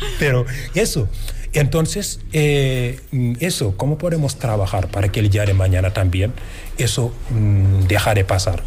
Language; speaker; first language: Spanish; non-native, fluent; Wolof